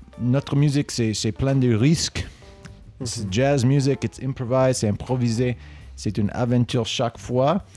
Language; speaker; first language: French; non-native, learner; English